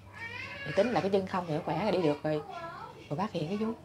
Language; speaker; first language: Vietnamese; native; Vietnamese